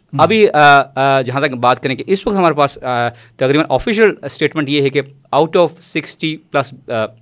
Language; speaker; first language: Urdu; non-native, local second language; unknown